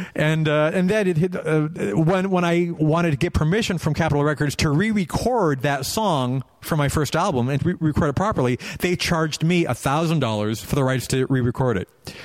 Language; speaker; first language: English; native; English